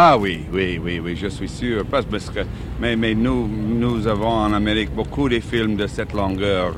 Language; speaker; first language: French; non-native, learner; English